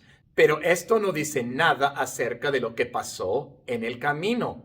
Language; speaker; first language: Spanish; non-native, fluent; English